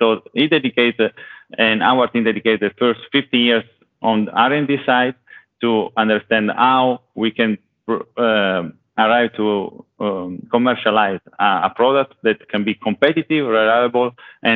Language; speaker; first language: English; non-native, fluent; Italian